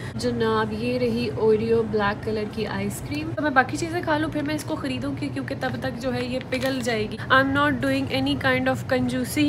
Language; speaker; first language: Urdu; native; Urdu